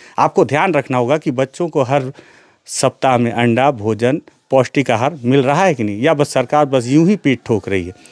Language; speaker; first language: Hindi; native; Hindi